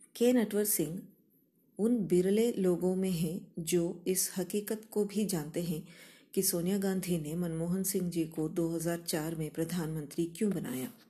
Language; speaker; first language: Hindi; non-native, local second language; Kannada